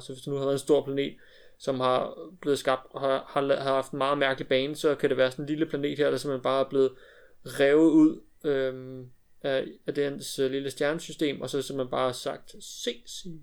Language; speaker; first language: Danish; native; Danish